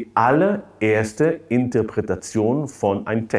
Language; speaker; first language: German; non-native, fluent; Hebrew